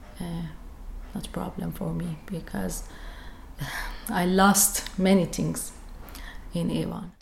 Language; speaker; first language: English; non-native, learner; Persian